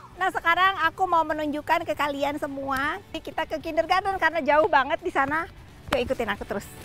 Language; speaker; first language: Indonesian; native; Indonesian